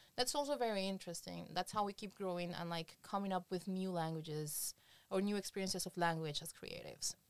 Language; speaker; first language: English; non-native, fluent; Spanish